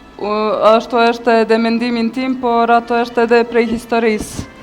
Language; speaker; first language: Albanian; non-native, learner; Bosnian